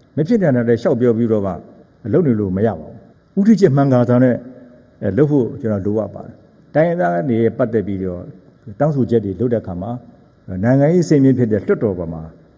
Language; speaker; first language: Burmese; native; Burmese